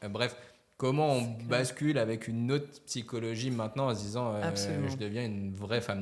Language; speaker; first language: French; native; French